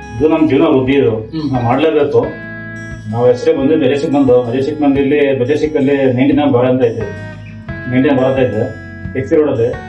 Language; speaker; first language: Kannada; native; Kannada